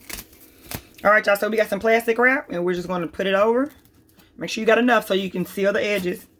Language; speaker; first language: English; native; English